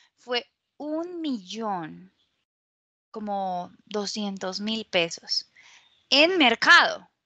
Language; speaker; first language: Spanish; native; Spanish